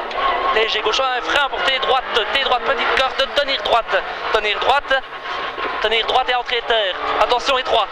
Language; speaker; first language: French; native; French